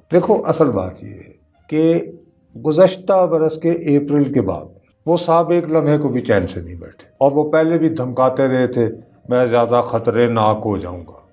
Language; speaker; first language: Urdu; non-native, local second language; Punjabi